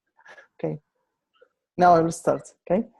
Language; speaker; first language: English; non-native, learner; Arabic